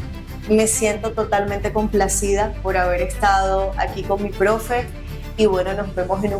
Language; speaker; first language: Spanish; native; Spanish